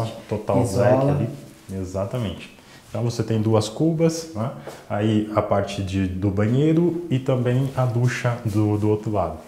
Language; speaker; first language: Portuguese; native; Portuguese